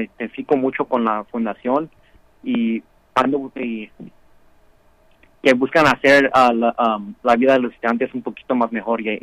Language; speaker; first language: Spanish; early bilingual, heritage; Spanish